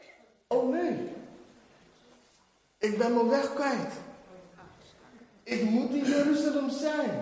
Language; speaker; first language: Dutch; non-native, fluent; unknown